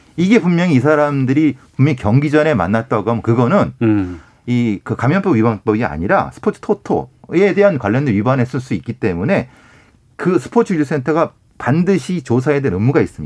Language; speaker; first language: Korean; native; Korean